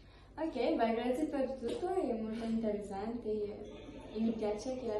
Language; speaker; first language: Italian; non-native, learner; French